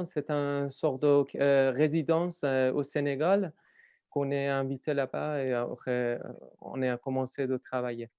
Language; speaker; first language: French; non-native, learner; Persian